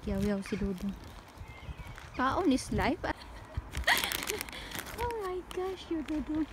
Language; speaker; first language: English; non-native, local second language; Cebuano